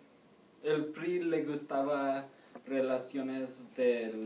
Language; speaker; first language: Spanish; non-native, learner; English